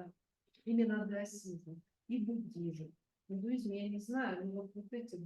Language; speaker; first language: Russian; native; Russian